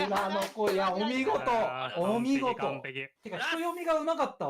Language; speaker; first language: Japanese; native; Japanese